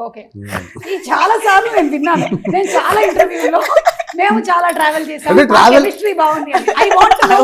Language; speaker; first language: Telugu; native; Telugu